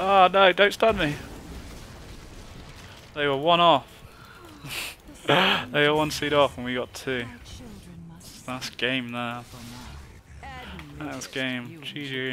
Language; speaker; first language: English; native; English